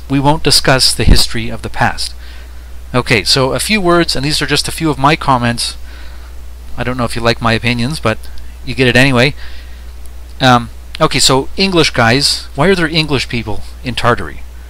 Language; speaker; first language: English; native; English